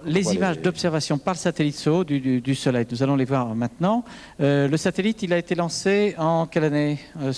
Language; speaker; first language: French; native; French